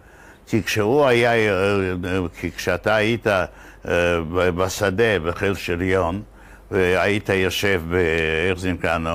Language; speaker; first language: Hebrew; non-native, fluent; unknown